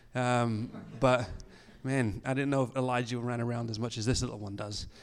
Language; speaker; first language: English; native; English